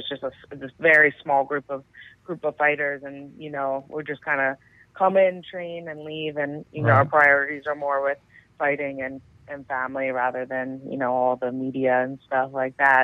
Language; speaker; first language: English; native; English